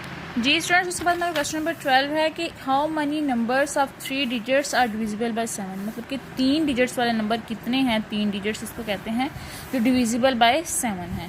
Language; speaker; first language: Hindi; non-native, local second language; Punjabi